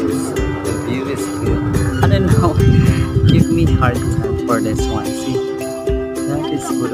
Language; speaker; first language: English; non-native, learner; Filipino